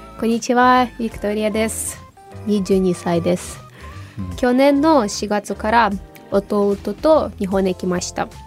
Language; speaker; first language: Japanese; non-native, fluent; Ukrainian